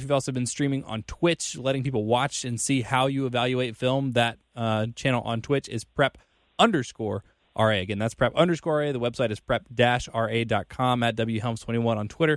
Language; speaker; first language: English; native; English